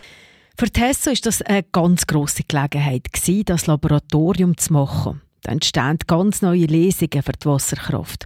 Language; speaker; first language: German; native; German